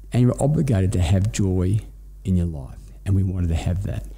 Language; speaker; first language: English; native; English